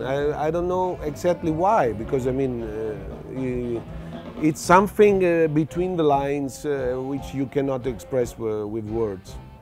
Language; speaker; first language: English; non-native, fluent; Italian